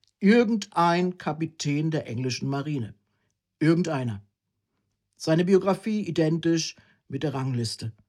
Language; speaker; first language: German; non-native, fluent; Italian